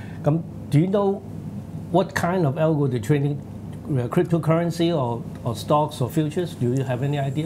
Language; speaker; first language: English; non-native, local second language; Cantonese